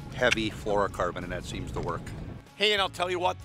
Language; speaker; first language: English; native; English